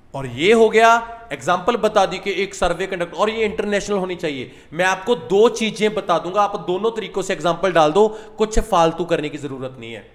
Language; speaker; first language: Hindi; non-native, local second language; Punjabi